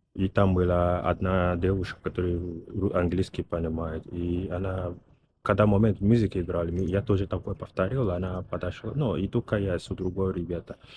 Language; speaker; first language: Russian; non-native, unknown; English